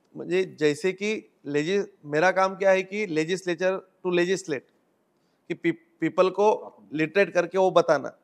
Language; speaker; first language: Hindi; non-native, local second language; Marathi